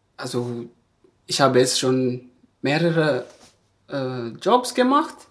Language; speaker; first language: German; non-native, fluent; Malagasy